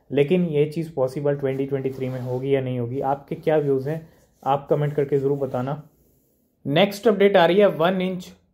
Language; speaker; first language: Hindi; native; Hindi